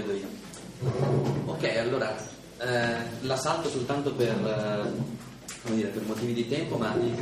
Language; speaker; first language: Italian; native; Italian